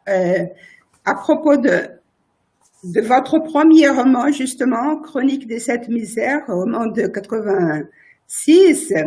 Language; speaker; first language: French; non-native, fluent; Portuguese